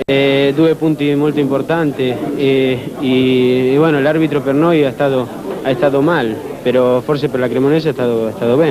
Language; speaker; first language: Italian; non-native, learner; Spanish